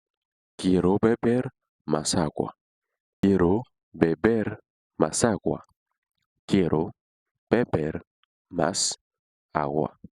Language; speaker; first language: Spanish; non-native, fluent; Haitian Creole